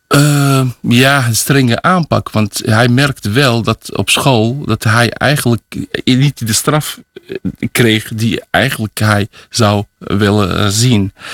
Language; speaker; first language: Dutch; early bilingual, other home language; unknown